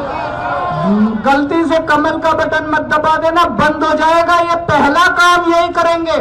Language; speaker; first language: Hindi; native; Hindi